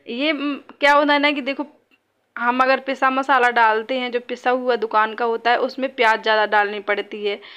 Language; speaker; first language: Hindi; native; Hindi